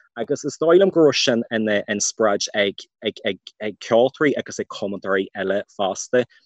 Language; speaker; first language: Irish; native; Irish